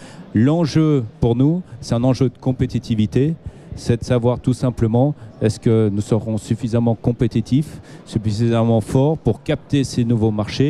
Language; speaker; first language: French; native; French